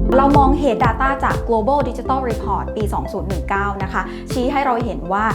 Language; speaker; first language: Thai; native; Thai